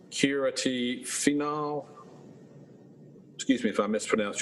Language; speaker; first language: English; native; English